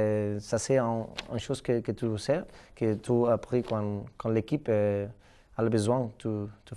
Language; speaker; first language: French; non-native, learner; Catalan